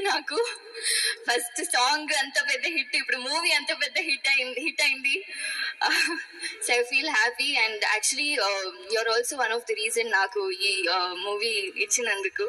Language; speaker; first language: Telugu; non-native, learner; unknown